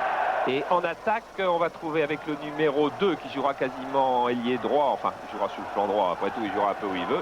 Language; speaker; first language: French; native; French